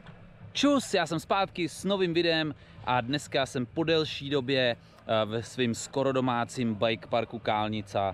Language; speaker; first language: Czech; native; Czech